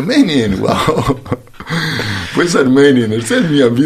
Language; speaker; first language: German; non-native, fluent; Spanish